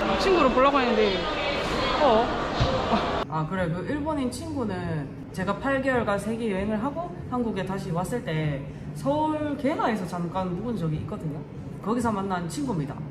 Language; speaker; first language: Korean; native; Korean